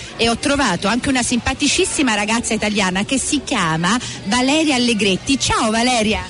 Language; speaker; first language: Italian; native; Italian